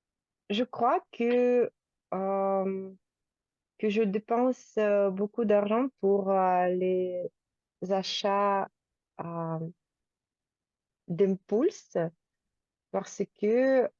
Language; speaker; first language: French; non-native, learner; Russian